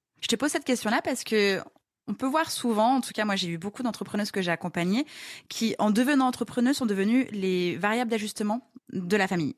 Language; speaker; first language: French; native; French